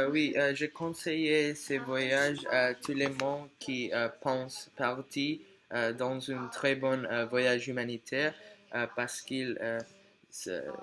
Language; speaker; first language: French; non-native, learner; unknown